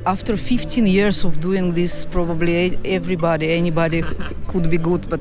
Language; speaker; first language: English; non-native, fluent; Russian